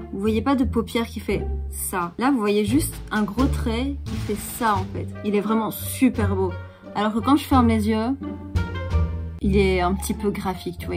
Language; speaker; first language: French; native; French